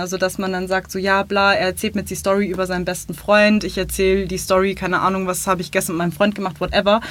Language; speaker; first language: German; native; German